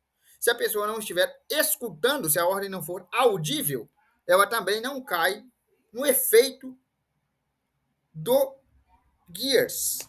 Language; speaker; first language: Portuguese; native; Portuguese